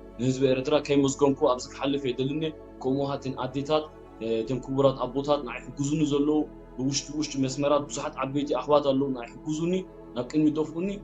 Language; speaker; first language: Tigrinya; early bilingual, heritage; Tigrinya